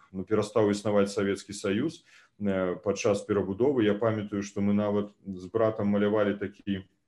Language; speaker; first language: Belarusian; native; Belarusian